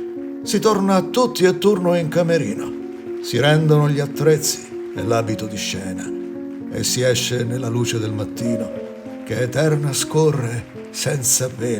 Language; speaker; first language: Italian; native; Italian